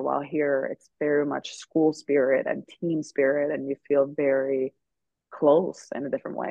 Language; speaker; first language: English; non-native, fluent; Swedish